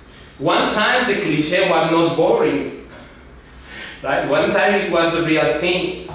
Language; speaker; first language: English; non-native, fluent; Spanish